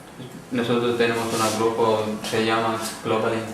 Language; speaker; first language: Spanish; non-native, learner; Punjabi